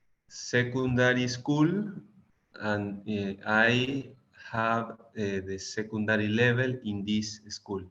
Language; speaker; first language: English; non-native, learner; Spanish